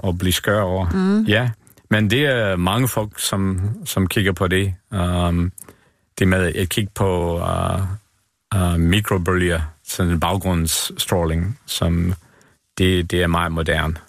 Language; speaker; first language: Danish; non-native, fluent; English